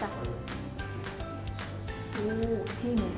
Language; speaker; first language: Mongolian; native; Mongolian